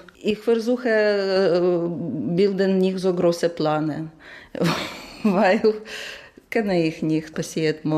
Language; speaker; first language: German; non-native, learner; Ukrainian